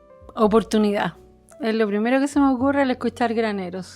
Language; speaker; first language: Spanish; native; Spanish